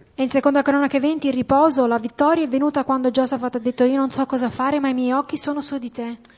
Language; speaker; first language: Italian; native; Italian